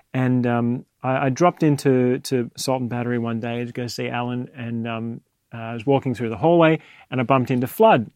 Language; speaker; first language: English; native; English